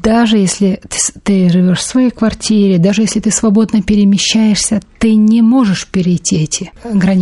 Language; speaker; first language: Russian; native; Russian